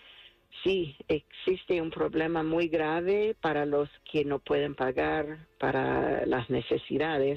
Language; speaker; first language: Spanish; non-native, fluent; English